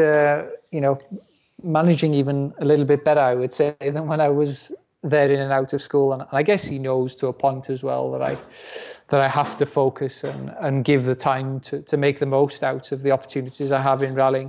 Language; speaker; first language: English; non-native, local second language; Welsh